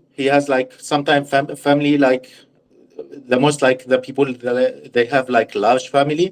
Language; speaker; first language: English; non-native, learner; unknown